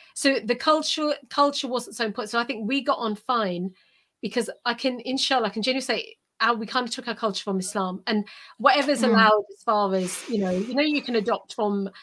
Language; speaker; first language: English; early bilingual, other home language; Urdu